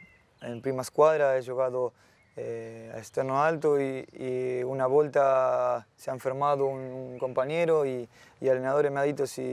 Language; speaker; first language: Italian; non-native, fluent; Spanish